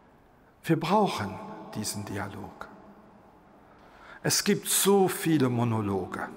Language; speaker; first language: German; non-native, local second language; Luxembourgish